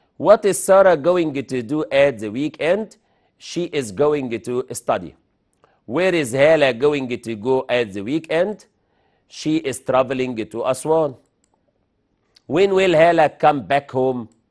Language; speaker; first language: English; non-native, fluent; Arabic